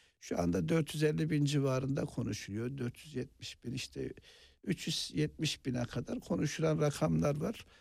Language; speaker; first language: Turkish; native; Turkish